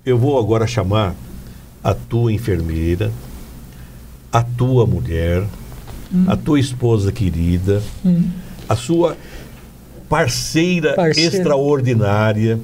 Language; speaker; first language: Portuguese; native; Portuguese